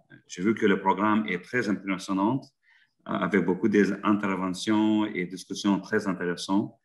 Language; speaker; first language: French; non-native, fluent; Lithuanian